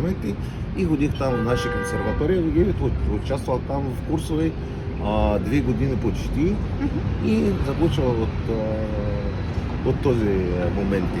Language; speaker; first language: Bulgarian; non-native, learner; Arabic